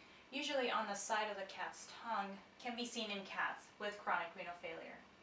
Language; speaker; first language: English; non-native, fluent; Japanese